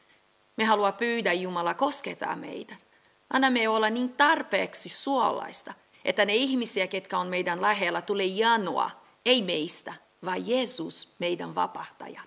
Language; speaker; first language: Finnish; non-native, local second language; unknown